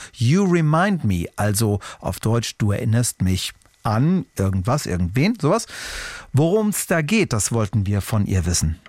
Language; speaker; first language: German; native; German